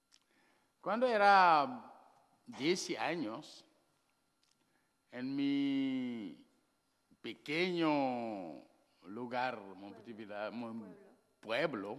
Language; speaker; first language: Spanish; non-native, learner; Wolof